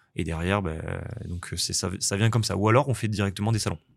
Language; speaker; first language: French; native; French